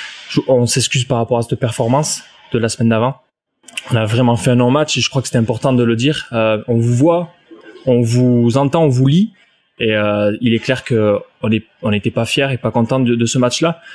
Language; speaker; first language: French; native; French